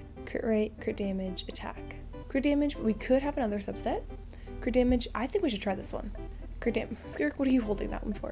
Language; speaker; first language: English; native; English